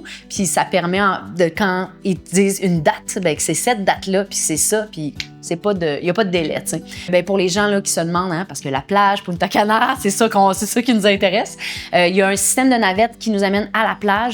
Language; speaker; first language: French; native; French